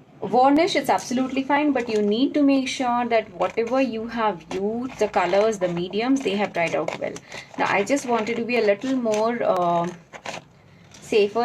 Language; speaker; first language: English; non-native, local second language; Hindi